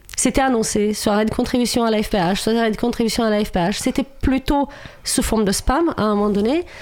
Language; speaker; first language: French; non-native, fluent; Romanian